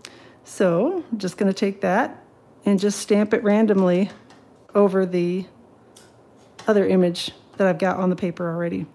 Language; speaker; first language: English; native; English